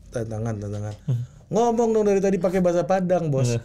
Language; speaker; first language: Indonesian; non-native, local second language; Minangkabau